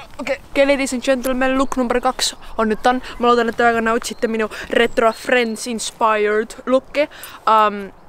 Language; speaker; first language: Estonian; native; Estonian